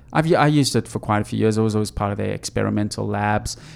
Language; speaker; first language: English; native; English